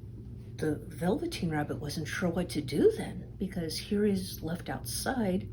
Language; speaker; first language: English; native; English